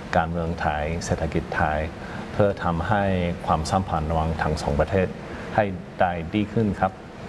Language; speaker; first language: Thai; non-native, fluent; English